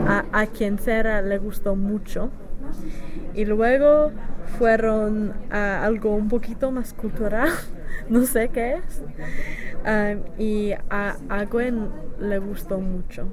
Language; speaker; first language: Spanish; non-native, learner; English